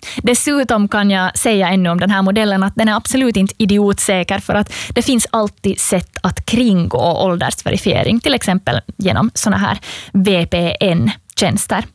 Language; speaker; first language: Swedish; native; Swedish